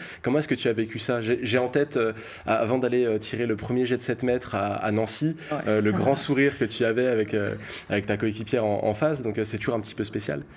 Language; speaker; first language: French; native; French